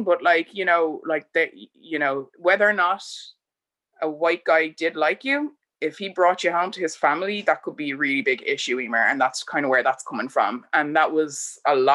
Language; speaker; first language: English; native; English